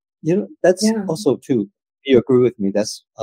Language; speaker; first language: English; native; English